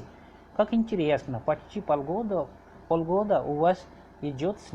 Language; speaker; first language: Russian; non-native, fluent; Hindi